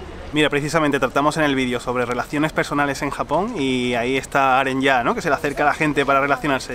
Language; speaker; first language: Spanish; native; Spanish